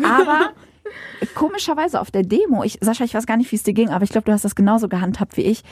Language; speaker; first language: German; early bilingual, other home language; Arabic